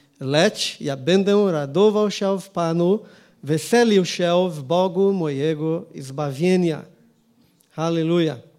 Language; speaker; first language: Polish; non-native, learner; Portuguese